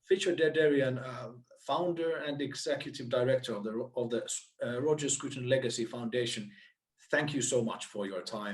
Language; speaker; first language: English; non-native, fluent; Finnish